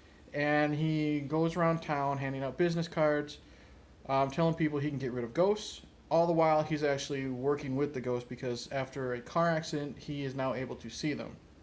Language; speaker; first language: English; native; English